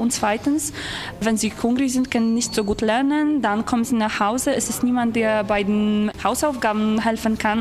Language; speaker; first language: German; non-native, fluent; Polish